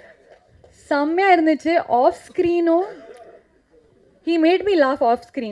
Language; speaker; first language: Tamil; non-native, fluent; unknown